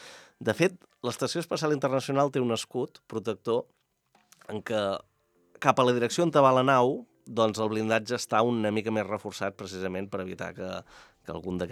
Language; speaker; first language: Catalan; native; Catalan